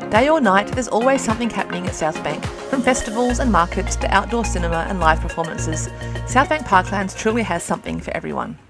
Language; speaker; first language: English; native; English